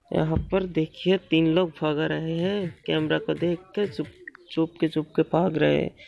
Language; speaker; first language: Hindi; non-native, local second language; Bangla